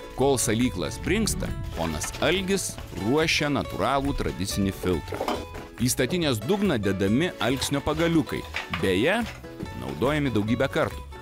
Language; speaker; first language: Lithuanian; native; Lithuanian